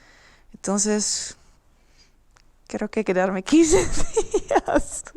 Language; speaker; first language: Spanish; non-native, learner; Dutch